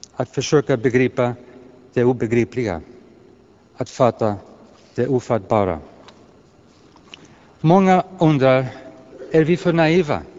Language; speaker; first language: Swedish; non-native, fluent; Greek